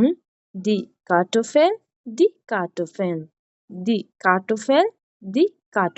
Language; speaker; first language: German; non-native, learner; Nepali